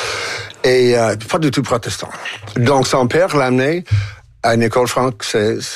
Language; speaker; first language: French; non-native, fluent; English